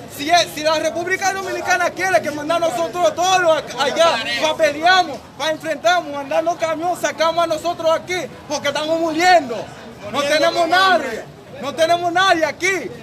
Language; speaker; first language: Spanish; non-native, learner; Haitian Creole